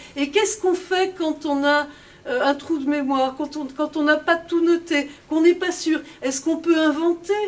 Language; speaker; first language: French; native; French